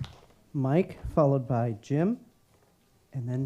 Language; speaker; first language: English; native; English